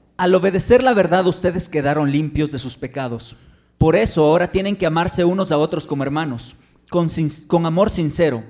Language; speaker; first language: Spanish; native; Spanish